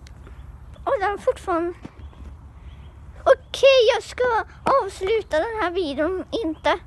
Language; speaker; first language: Swedish; non-native, learner; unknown